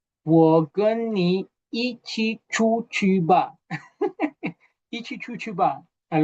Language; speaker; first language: Chinese; non-native, fluent; Spanish